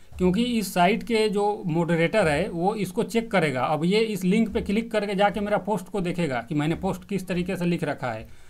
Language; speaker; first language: Hindi; native; Hindi